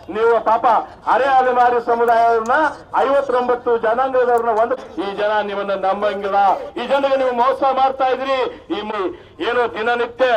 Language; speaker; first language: Kannada; non-native, local second language; Lambadi